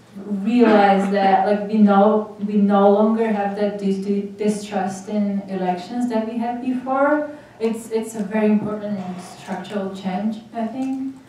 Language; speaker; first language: English; non-native, fluent; Armenian